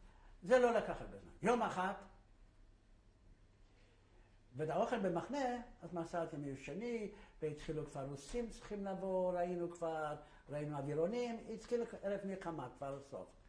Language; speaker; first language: Hebrew; non-native, fluent; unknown